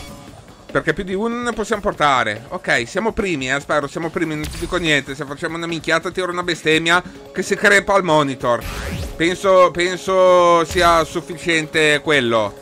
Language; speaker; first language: Italian; native; Italian